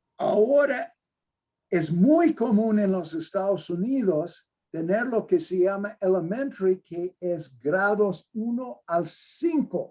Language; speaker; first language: Spanish; non-native, fluent; English